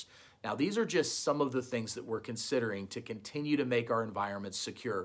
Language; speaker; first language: English; native; English